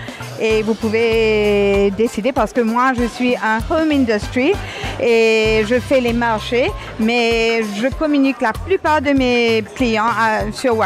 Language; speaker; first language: French; non-native, local second language; Morisyen